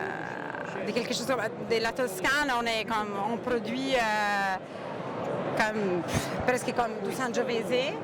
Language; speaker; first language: French; non-native, fluent; Italian